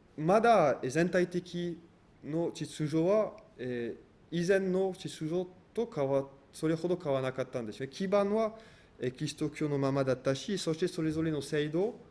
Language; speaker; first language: Japanese; non-native, fluent; French